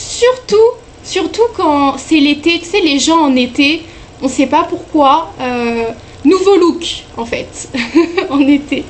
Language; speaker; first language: French; native; French